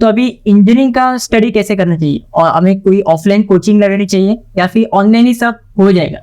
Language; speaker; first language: Hindi; non-native, local second language; Marathi